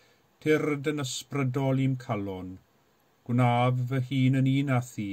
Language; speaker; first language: Welsh; native; Welsh